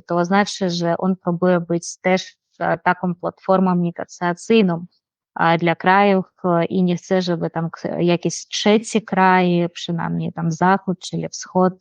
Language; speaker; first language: Polish; non-native, fluent; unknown